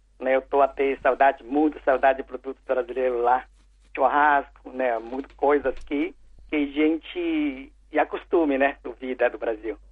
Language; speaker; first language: Portuguese; non-native, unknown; Chinese